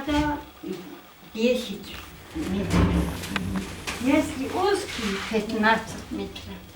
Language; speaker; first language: Russian; non-native, local second language; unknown